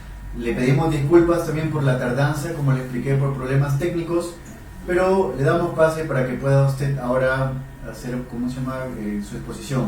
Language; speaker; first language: Spanish; native; Spanish